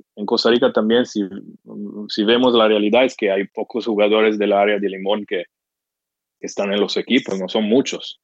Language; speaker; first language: Spanish; non-native, fluent; English